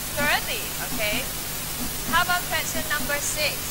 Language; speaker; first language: English; non-native, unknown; Thai